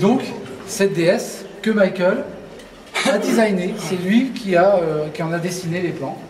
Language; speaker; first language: French; native; French